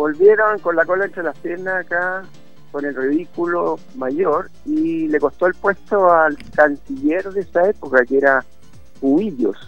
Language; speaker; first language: Spanish; native; Spanish